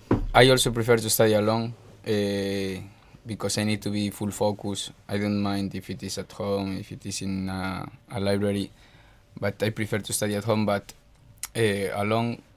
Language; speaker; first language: English; non-native, fluent; Spanish